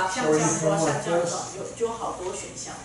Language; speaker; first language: Chinese; native; Chinese